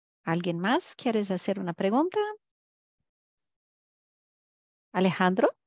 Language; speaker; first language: Spanish; non-native, fluent; Portuguese